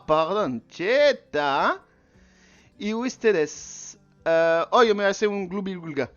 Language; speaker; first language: Spanish; non-native, learner; French